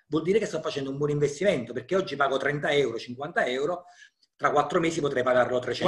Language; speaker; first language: Italian; native; Italian